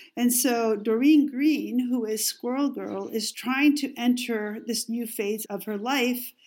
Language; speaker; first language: English; non-native, fluent; Spanish